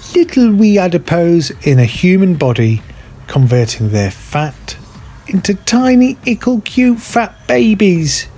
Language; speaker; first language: English; native; English